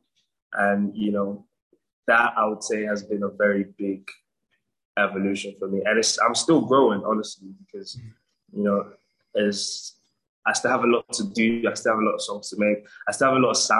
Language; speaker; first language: English; non-native, local second language; Igbo